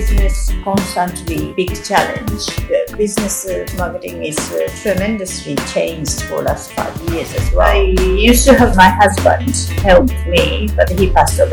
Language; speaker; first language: English; non-native, fluent; Japanese